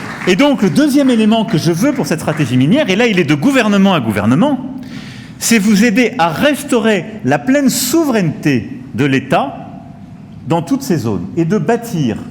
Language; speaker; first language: French; native; French